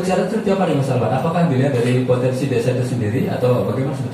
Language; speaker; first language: Indonesian; native; Indonesian